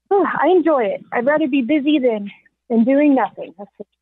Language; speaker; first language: English; native; English